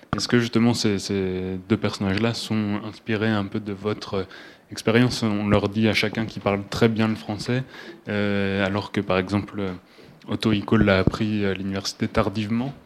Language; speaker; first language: French; native; French